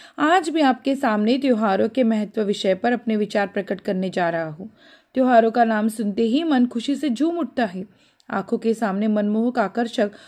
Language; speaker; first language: Hindi; non-native, local second language; Marathi